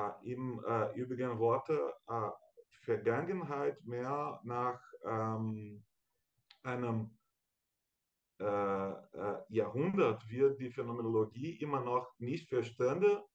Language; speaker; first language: German; non-native, fluent; Portuguese